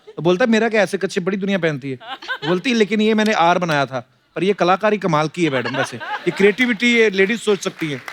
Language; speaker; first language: Hindi; non-native, local second language; Punjabi